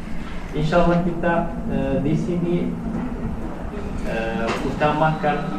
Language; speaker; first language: Indonesian; non-native, fluent; Turkish